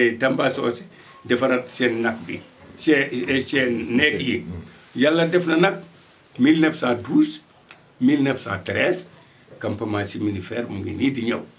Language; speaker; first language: Wolof; non-native, local second language; Fula